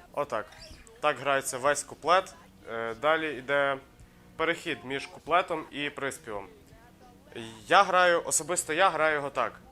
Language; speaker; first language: Ukrainian; native; Ukrainian